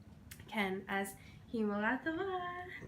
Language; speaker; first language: Hebrew; non-native, learner; English